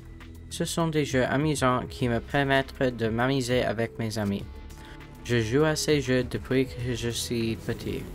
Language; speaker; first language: French; non-native, local second language; English